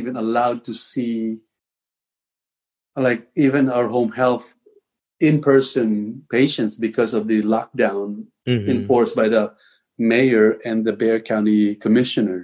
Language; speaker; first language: English; non-native, local second language; Filipino